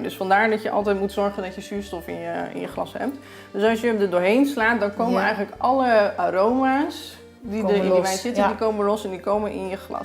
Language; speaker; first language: Dutch; native; Dutch